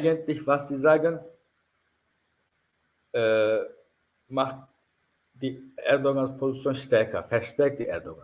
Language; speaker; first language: German; non-native, fluent; Turkish